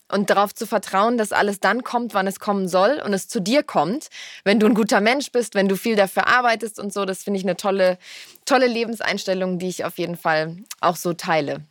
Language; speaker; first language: German; native; German